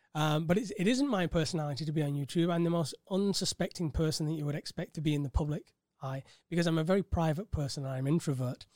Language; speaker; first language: English; native; English